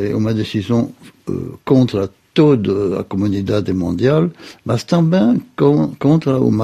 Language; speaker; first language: Portuguese; non-native, fluent; French